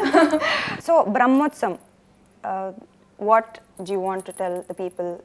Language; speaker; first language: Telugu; non-native, local second language; Tamil